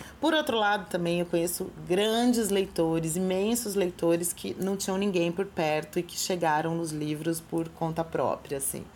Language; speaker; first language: Portuguese; native; Portuguese